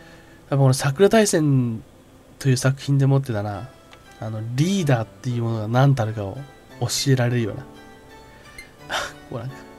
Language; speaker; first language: Japanese; native; Japanese